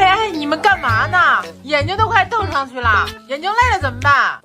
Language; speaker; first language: Chinese; native; Chinese